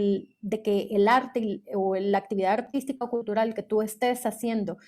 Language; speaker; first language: Spanish; native; Spanish